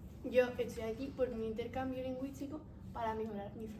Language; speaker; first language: Spanish; native; Spanish